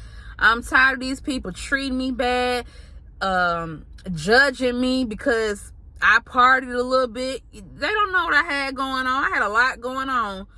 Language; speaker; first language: English; native; English